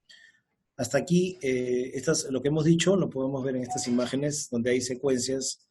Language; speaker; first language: Spanish; native; Spanish